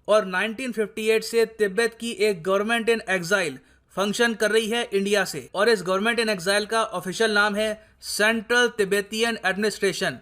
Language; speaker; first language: Hindi; native; Hindi